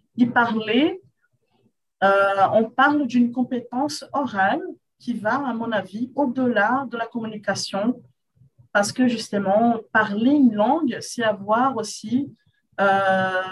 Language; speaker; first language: French; non-native, fluent; Portuguese